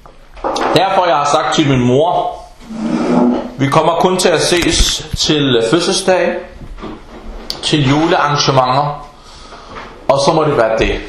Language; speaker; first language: Danish; early bilingual, other home language; Arabic